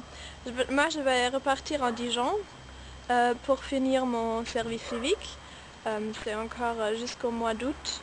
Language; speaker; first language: French; non-native, fluent; German